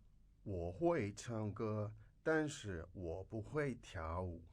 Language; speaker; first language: Chinese; non-native, fluent; English